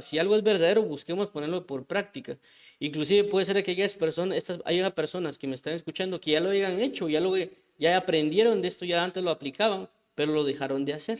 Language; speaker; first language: Spanish; native; Spanish